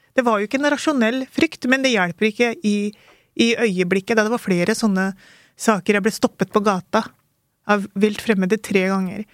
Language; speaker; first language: Norwegian; early bilingual, other home language; Urdu